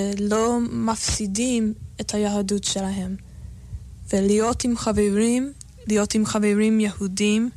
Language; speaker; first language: Hebrew; non-native, fluent; English